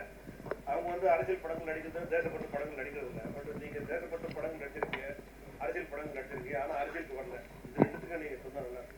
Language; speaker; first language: Tamil; native; Tamil